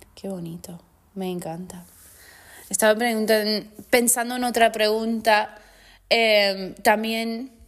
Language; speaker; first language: Spanish; non-native, fluent; English